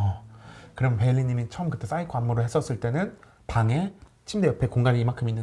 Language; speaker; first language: Korean; native; Korean